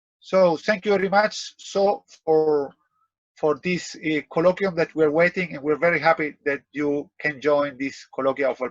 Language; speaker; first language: English; non-native, fluent; Spanish